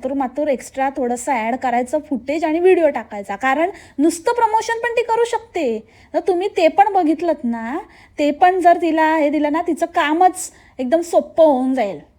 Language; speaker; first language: Marathi; native; Marathi